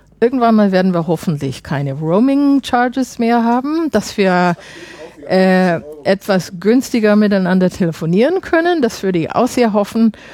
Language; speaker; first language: German; non-native, fluent; English